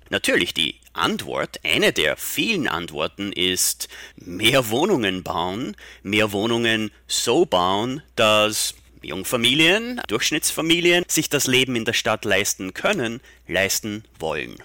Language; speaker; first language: German; native; German